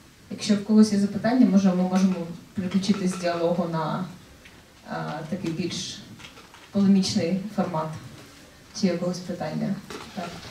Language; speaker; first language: Ukrainian; native; Ukrainian